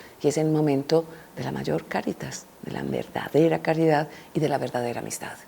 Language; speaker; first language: Spanish; native; Spanish